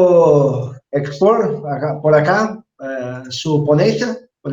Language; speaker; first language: Spanish; non-native, fluent; Portuguese